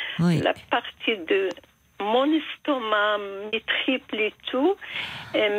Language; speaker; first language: French; non-native, fluent; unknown